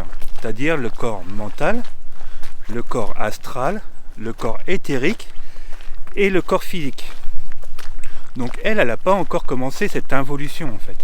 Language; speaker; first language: French; native; French